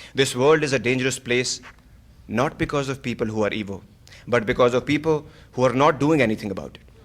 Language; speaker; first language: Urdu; non-native, local second language; Pashto